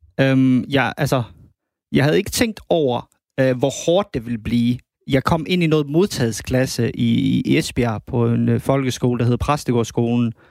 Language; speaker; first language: Danish; early bilingual, other home language; Bosnian